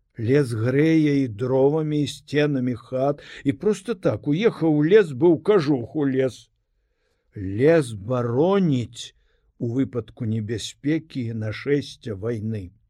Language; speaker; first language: Belarusian; native; Belarusian